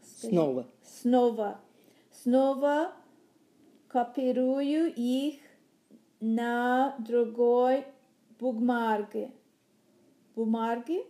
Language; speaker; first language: Russian; non-native, learner; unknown